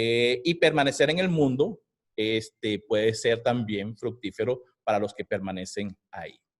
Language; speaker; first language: Spanish; native; Spanish